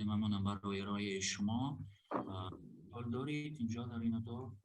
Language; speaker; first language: Persian; non-native, learner; Russian